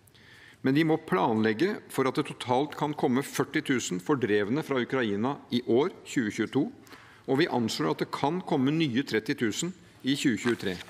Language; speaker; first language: Norwegian; native; Norwegian